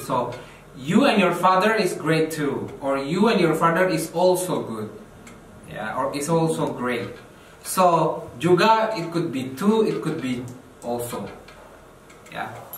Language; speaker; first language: English; non-native, fluent; Indonesian